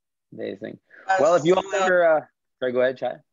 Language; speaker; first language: English; native; English